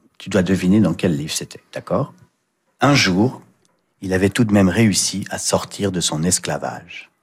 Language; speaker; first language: French; native; French